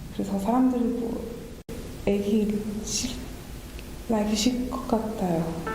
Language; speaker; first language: Korean; non-native, fluent; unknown